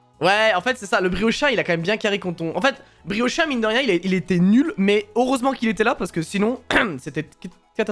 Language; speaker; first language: French; native; French